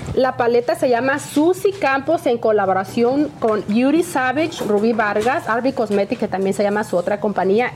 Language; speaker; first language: Spanish; native; Spanish